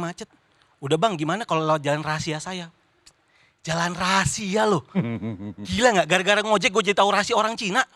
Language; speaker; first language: Indonesian; native; Indonesian